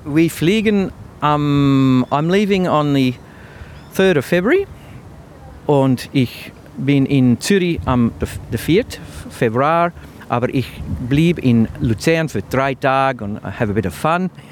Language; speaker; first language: German; non-native, learner; English